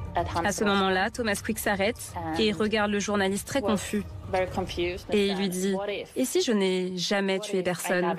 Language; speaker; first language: French; native; French